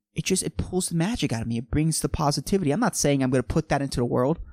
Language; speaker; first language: English; native; English